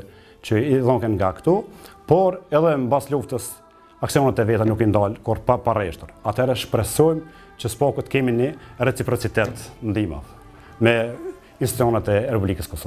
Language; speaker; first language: Albanian; native; Albanian